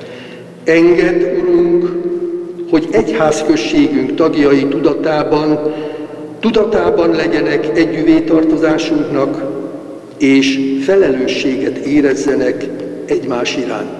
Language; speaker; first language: Hungarian; native; Hungarian